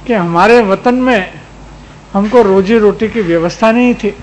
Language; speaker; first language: Hindi; non-native, local second language; Gujarati